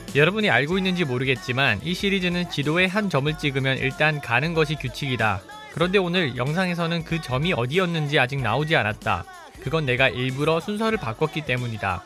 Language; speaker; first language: Korean; native; Korean